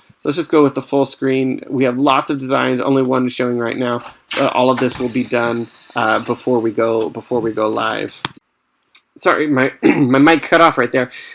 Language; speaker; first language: English; native; English